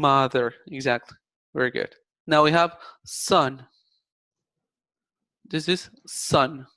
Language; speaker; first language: English; non-native, fluent; Spanish